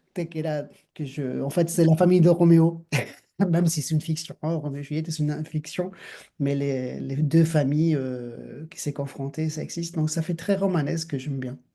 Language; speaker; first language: French; non-native, fluent; Spanish